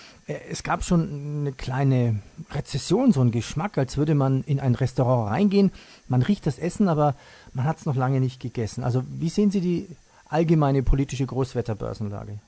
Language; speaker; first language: German; native; German